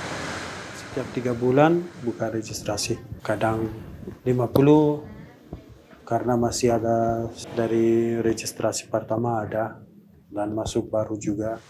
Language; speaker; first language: Indonesian; non-native, learner; Persian